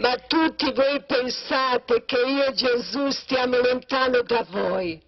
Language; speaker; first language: Italian; non-native, learner; Croatian